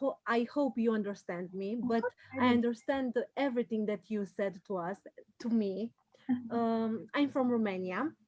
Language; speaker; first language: English; non-native, learner; Romanian